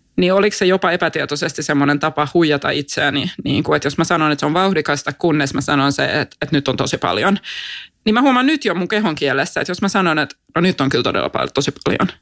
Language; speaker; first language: Finnish; non-native, local second language; Swedish